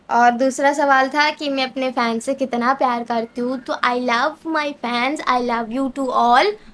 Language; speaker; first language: Hindi; non-native, local second language; Bangla